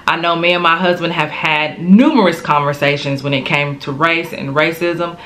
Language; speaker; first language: English; native; English